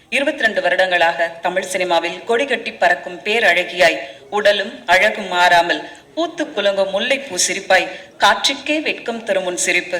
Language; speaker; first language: Tamil; native; Tamil